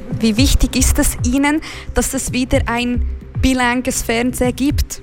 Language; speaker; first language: German; native; German